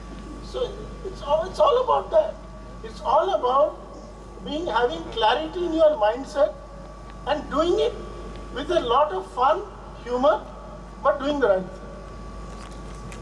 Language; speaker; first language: English; non-native, local second language; Bangla